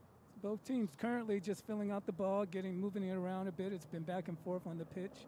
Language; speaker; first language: English; native; English